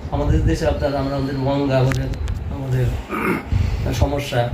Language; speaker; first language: Bangla; native; Bangla